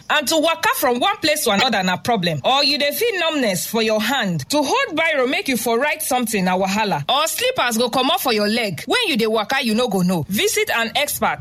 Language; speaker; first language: Nigerian Pidgin; native; Nigerian Pidgin